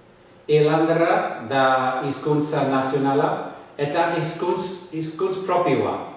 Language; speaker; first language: Basque; non-native, fluent; English